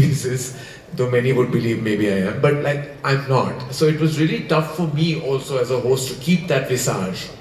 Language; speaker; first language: English; non-native, local second language; Hindi